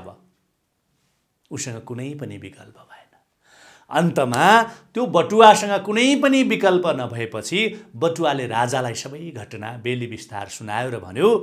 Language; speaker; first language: Nepali; native; Nepali